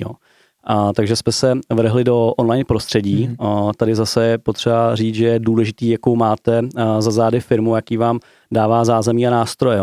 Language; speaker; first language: Czech; native; Czech